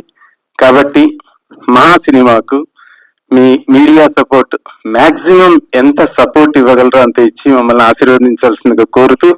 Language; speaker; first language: Telugu; native; Telugu